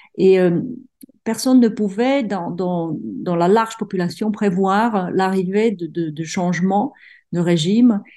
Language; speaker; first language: French; non-native, fluent; Czech